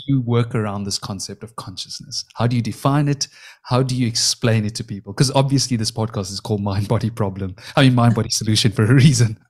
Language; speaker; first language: English; native; English